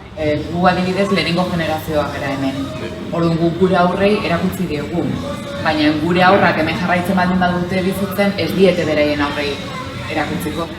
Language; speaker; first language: Basque; native; Basque